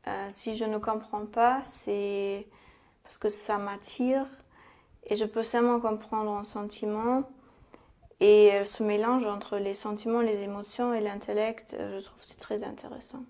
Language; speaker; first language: French; non-native, fluent; German